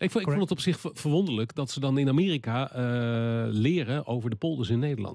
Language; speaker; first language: Dutch; native; Dutch